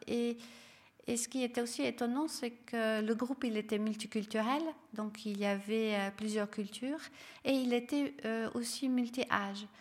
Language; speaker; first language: French; non-native, fluent; Serbian